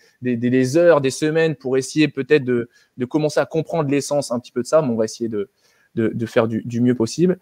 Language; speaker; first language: French; native; French